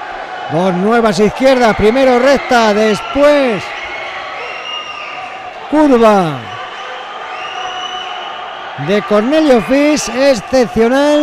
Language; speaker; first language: Spanish; native; Spanish